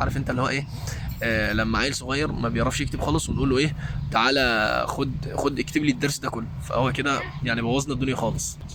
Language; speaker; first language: Arabic; native; Arabic